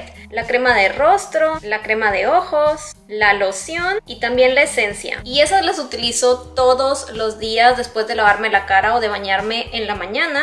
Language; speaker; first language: Spanish; native; Spanish